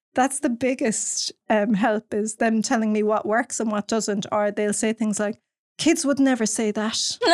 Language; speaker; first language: English; native; English